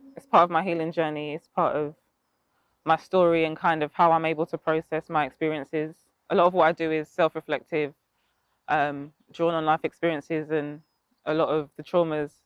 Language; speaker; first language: English; native; English